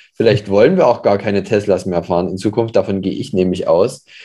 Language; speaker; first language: German; native; German